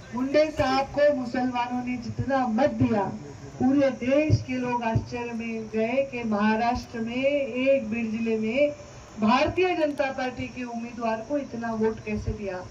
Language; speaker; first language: Hindi; non-native, local second language; Marathi